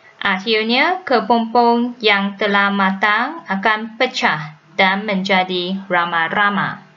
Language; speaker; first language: Malay; non-native, local second language; Chinese